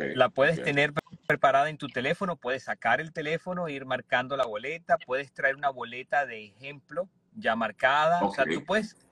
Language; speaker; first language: Spanish; native; Spanish